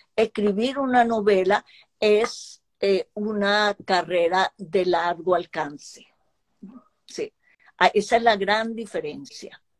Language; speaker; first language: Spanish; early bilingual, other home language; Hebrew